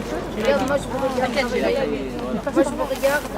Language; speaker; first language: French; native; French